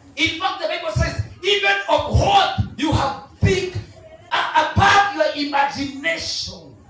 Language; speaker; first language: English; non-native, local second language; Swahili